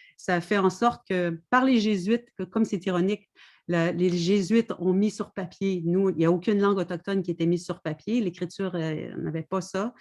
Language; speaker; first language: French; native; French